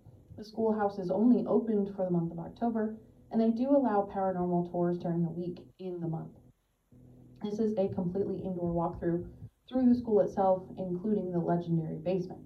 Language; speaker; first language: English; native; English